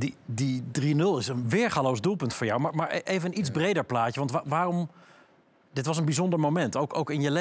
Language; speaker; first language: Dutch; native; Dutch